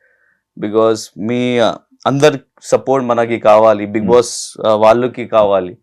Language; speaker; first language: Telugu; non-native, learner; Hindi